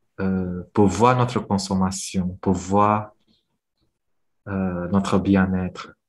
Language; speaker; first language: French; non-native, fluent; Vietnamese